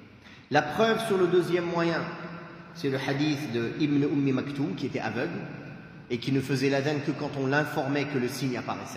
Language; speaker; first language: French; native; French